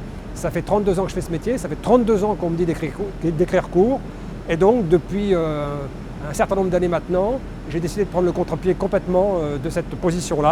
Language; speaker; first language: French; native; French